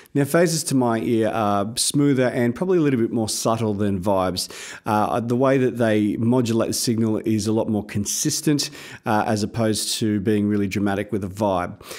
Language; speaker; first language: English; native; English